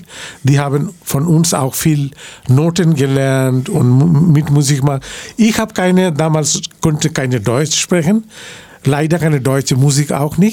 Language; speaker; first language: German; non-native, learner; Bangla